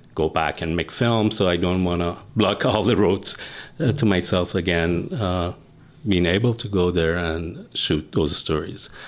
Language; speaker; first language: English; non-native, fluent; Persian